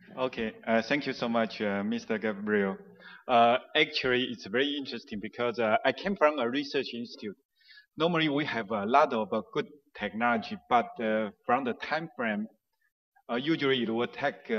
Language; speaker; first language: English; non-native, fluent; Chinese